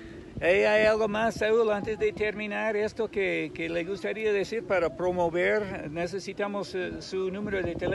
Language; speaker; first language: Spanish; non-native, fluent; English